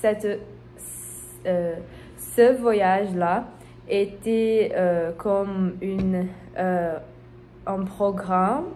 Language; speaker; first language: French; non-native, learner; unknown